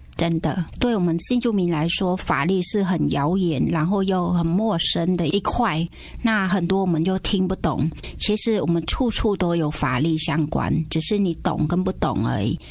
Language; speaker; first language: Chinese; non-native, fluent; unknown